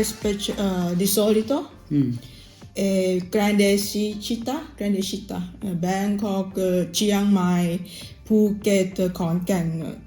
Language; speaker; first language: Italian; non-native, learner; Thai